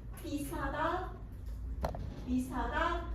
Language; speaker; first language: Korean; non-native, fluent; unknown